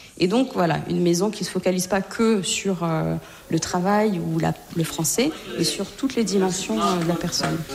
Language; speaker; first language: French; native; French